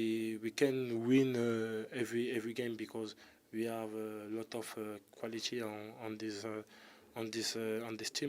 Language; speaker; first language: English; non-native, learner; French